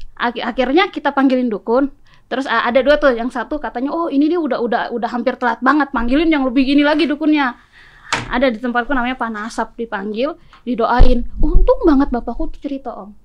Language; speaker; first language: Indonesian; native; Indonesian